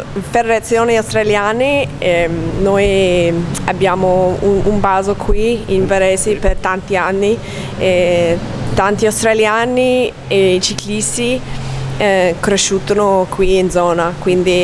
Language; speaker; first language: Italian; non-native, learner; English